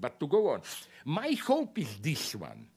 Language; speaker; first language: English; non-native, fluent; Slovenian